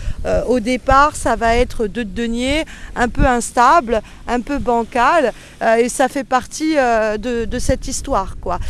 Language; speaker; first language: French; native; French